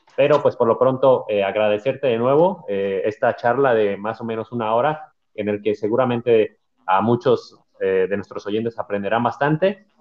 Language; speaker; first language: Spanish; native; Spanish